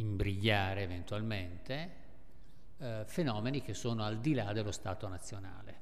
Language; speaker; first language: Italian; native; Italian